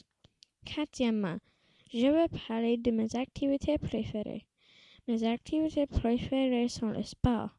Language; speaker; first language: French; non-native, local second language; English